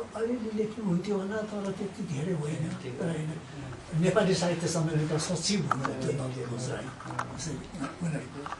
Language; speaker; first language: Nepali; native; Nepali